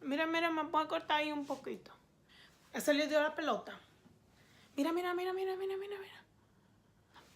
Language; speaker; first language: Spanish; early bilingual, other home language; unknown